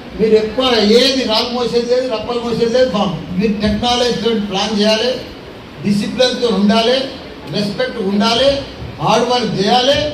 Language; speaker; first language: Telugu; native; Telugu